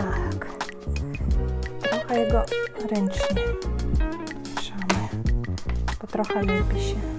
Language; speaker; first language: Polish; non-native, fluent; Ukrainian